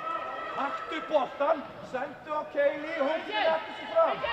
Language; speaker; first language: Icelandic; non-native, learner; Swedish